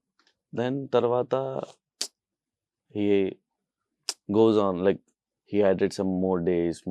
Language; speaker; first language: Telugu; non-native, local second language; Urdu